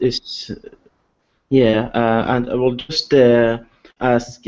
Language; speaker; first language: English; non-native, learner; Arabic